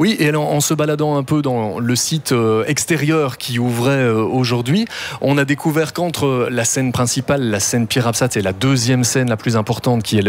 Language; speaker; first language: French; native; French